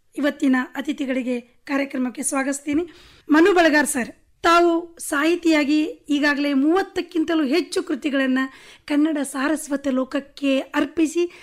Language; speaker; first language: Kannada; native; Kannada